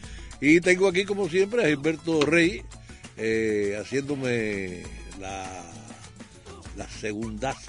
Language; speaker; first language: Spanish; native; Spanish